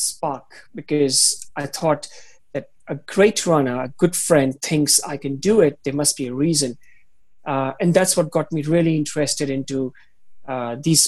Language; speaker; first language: English; non-native, local second language; Hindi